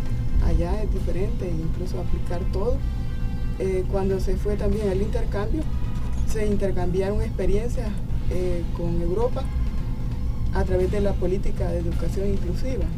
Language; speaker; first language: Spanish; native; Spanish